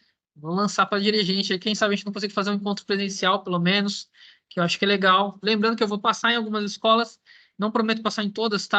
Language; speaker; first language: Portuguese; native; Portuguese